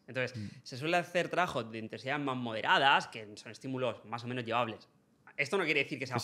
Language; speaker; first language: Spanish; native; Spanish